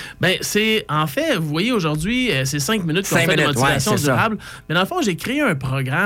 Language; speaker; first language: French; native; French